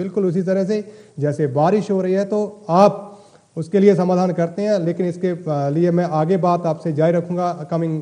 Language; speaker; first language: Hindi; native; Hindi